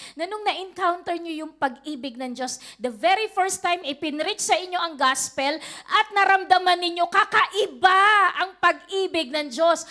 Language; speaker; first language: Filipino; native; Filipino